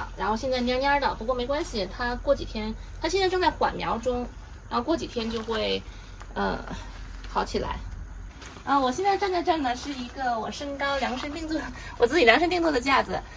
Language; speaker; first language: Chinese; native; Chinese